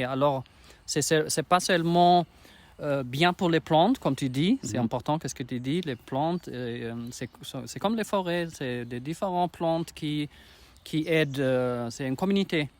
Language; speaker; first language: French; non-native, learner; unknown